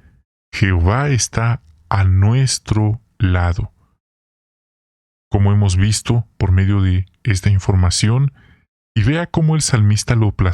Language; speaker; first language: Spanish; native; Spanish